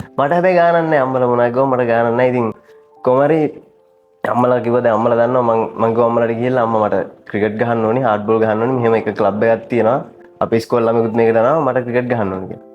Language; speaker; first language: Sinhala; native; Sinhala